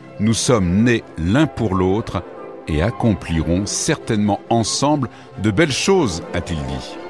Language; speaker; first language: French; native; French